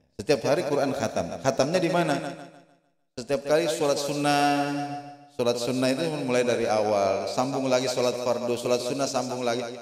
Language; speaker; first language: Indonesian; non-native, local second language; Buginese